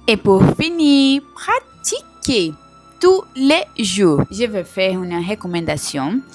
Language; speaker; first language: French; non-native, learner; Portuguese